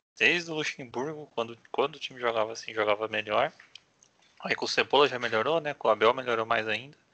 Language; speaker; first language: Portuguese; native; Portuguese